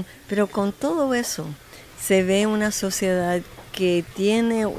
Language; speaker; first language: Spanish; non-native, fluent; English